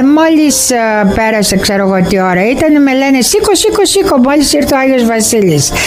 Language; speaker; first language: Greek; native; Greek